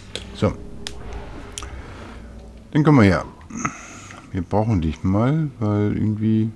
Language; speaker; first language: German; native; German